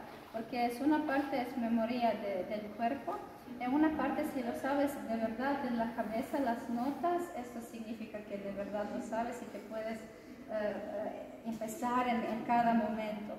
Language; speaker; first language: Spanish; non-native, fluent; Croatian